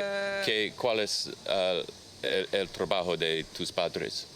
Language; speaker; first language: Spanish; non-native, learner; English